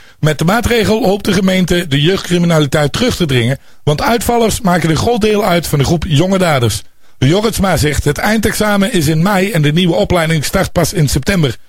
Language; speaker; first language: Dutch; native; Dutch